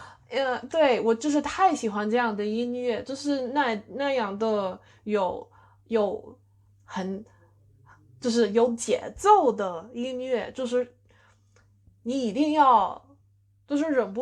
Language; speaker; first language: Chinese; non-native, fluent; English